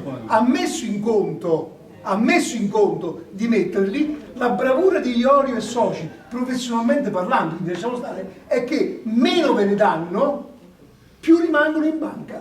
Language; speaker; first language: Italian; native; Italian